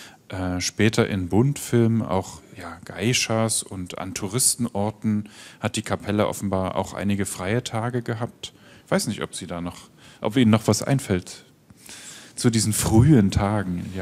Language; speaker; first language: German; native; German